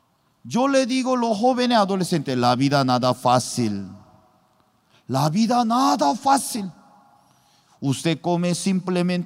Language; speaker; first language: Spanish; non-native, learner; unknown